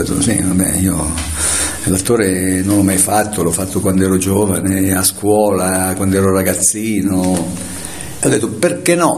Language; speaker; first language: Italian; native; Italian